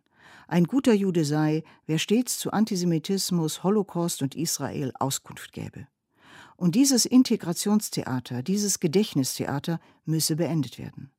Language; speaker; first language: German; native; German